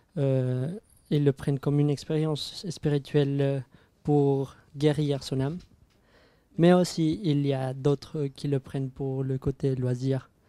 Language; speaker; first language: French; non-native, fluent; Spanish